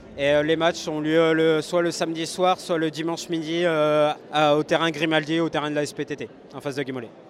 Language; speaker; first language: French; native; French